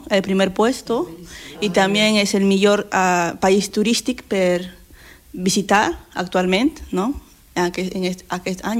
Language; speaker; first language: Catalan; non-native, learner; Spanish